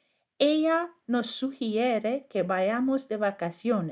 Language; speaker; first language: Spanish; non-native, fluent; English